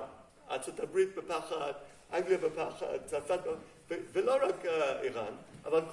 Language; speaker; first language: Hebrew; non-native, fluent; English